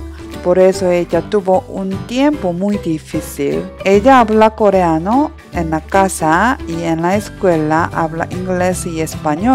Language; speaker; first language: Spanish; non-native, learner; Korean